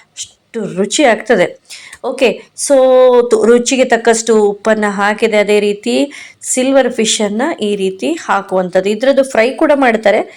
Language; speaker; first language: Kannada; non-native, local second language; Konkani